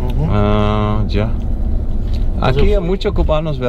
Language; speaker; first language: Spanish; non-native, learner; English